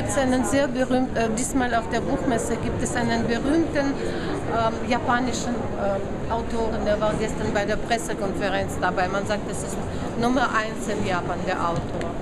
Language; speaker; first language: German; non-native, fluent; Russian